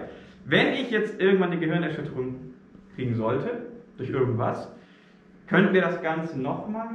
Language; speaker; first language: German; native; German